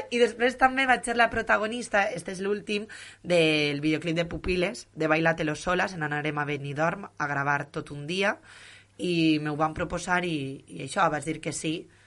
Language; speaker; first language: Catalan; native; Catalan